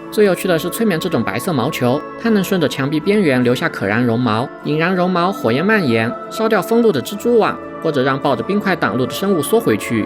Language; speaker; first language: Chinese; native; Chinese